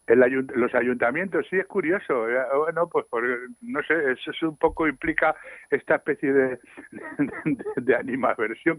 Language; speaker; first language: Spanish; native; Spanish